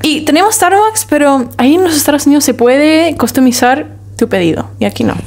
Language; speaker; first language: Spanish; non-native, learner; English